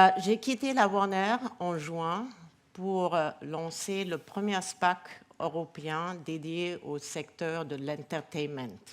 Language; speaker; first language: French; non-native, fluent; German